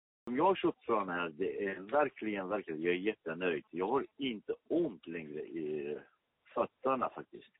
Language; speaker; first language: Swedish; non-native, fluent; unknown